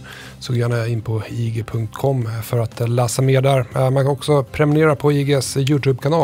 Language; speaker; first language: Swedish; native; Swedish